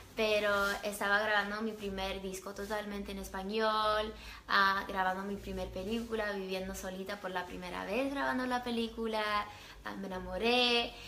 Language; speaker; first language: Spanish; early bilingual, other home language; English